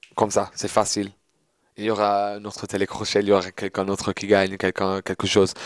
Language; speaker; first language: French; non-native, fluent; English